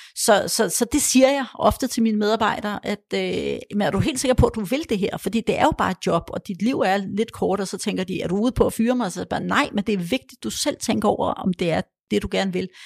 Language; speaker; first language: Danish; early bilingual, other home language; Polish